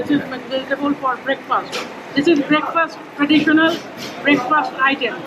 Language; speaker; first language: English; non-native, local second language; Bangla